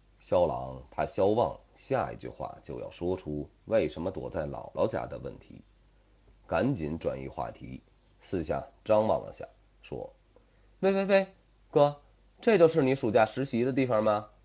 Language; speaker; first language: Chinese; native; Chinese